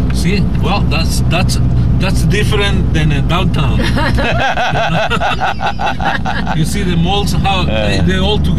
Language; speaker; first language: English; non-native, learner; Spanish